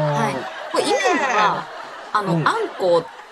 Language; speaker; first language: Japanese; native; Japanese